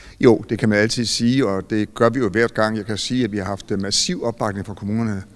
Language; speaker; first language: Danish; native; Danish